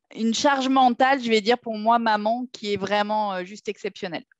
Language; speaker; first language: French; native; French